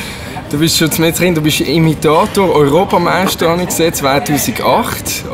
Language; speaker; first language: German; native; German